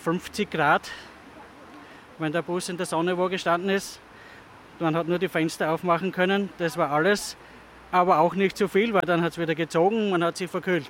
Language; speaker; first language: German; native; German